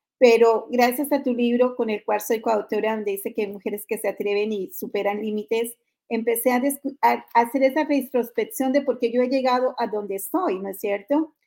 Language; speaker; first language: Spanish; native; Spanish